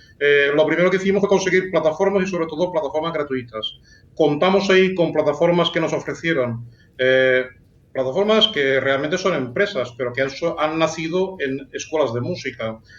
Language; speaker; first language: Spanish; native; Spanish